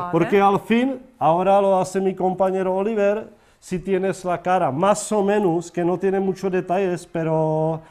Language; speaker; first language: Spanish; non-native, learner; Czech